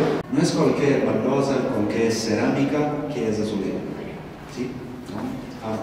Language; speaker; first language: Spanish; non-native, learner; Portuguese